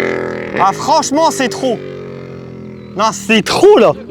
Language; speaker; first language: French; native; French